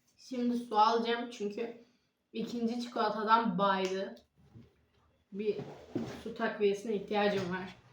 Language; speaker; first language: Turkish; native; Turkish